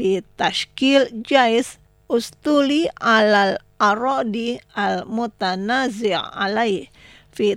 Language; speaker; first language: Arabic; non-native, learner; Indonesian